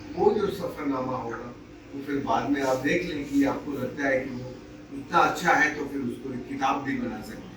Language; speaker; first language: Hindi; native; Hindi